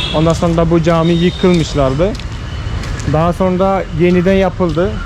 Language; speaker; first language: Turkish; non-native, fluent; Malayalam